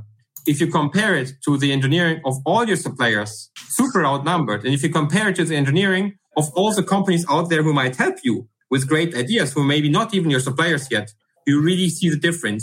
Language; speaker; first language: English; non-native, fluent; German